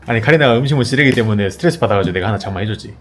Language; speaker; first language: Korean; native; Korean